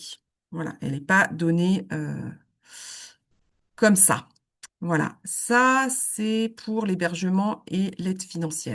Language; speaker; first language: French; native; French